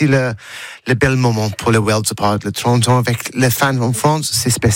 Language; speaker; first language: French; non-native, learner; English